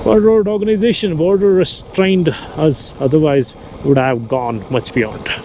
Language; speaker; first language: English; non-native, local second language; Kannada